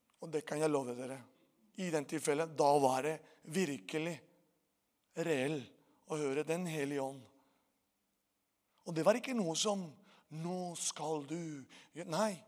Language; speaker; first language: Norwegian; non-native, fluent; Portuguese